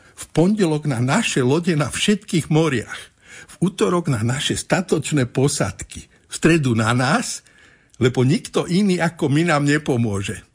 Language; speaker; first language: Slovak; native; Slovak